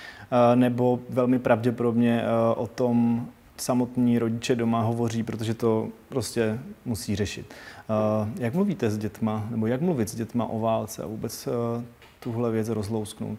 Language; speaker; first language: Czech; native; Czech